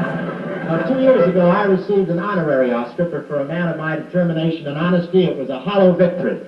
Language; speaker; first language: English; native; English